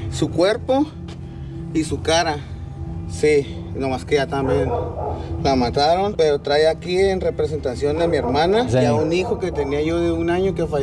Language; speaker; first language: Spanish; native; Spanish